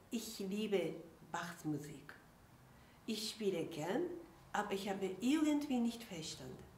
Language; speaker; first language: German; non-native, fluent; Japanese